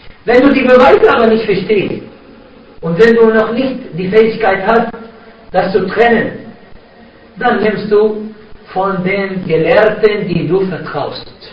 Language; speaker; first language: German; non-native, fluent; Arabic